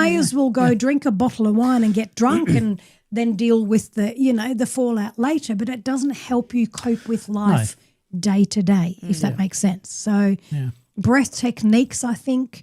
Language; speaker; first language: English; native; English